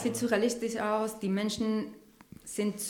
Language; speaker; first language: German; non-native, learner; Spanish